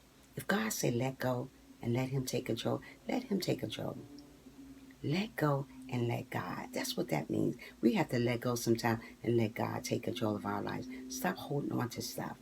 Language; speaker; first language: English; native; English